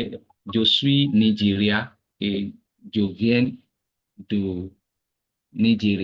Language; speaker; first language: French; non-native, learner; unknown